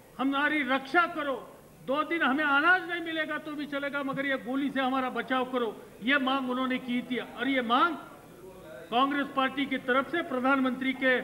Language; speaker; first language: Hindi; non-native, local second language; Marathi